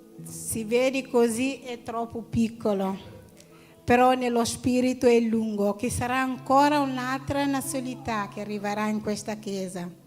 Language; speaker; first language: Italian; non-native, learner; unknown